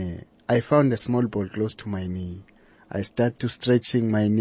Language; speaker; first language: English; non-native, local second language; Xhosa